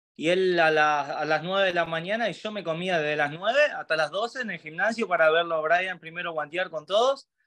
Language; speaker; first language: Spanish; native; Spanish